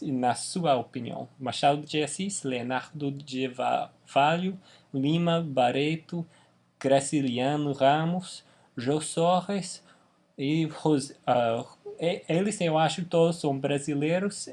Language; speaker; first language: Portuguese; non-native, fluent; English